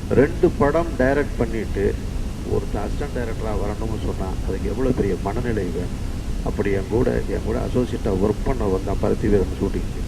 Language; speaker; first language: Tamil; native; Tamil